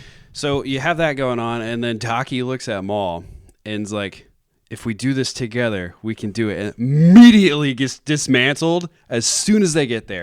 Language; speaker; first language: English; native; English